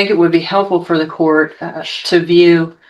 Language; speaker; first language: English; native; English